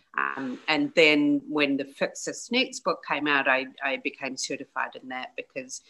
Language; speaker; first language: English; native; English